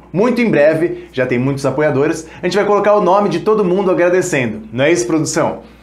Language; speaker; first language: Portuguese; early bilingual, other home language; Spanish